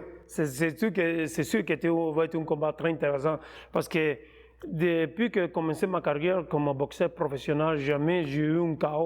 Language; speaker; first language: French; non-native, fluent; Spanish